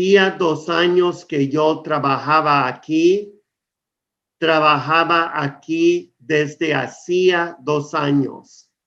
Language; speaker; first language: Spanish; non-native, fluent; English